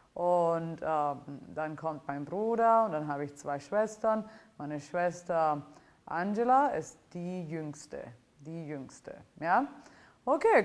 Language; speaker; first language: German; non-native, fluent; Italian